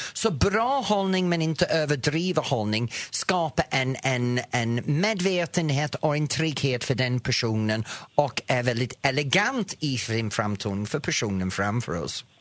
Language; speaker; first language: Swedish; non-native, fluent; English